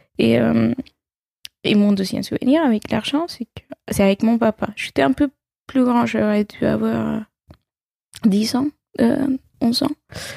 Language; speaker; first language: French; non-native, fluent; Spanish